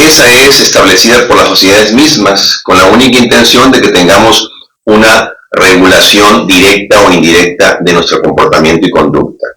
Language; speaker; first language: Spanish; native; Spanish